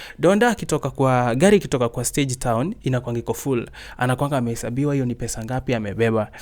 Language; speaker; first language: Swahili; native; Swahili